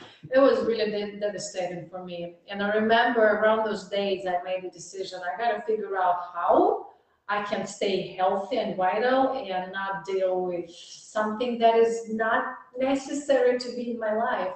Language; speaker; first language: English; non-native, fluent; Russian